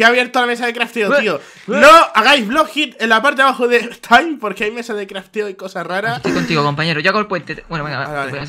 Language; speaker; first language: Spanish; native; Spanish